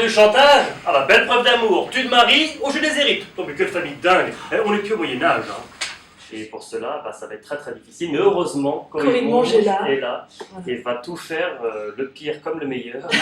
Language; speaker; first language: French; native; French